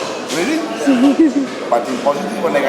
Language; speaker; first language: English; non-native, learner; Italian